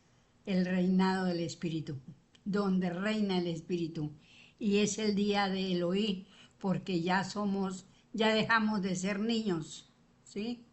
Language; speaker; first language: Spanish; native; Spanish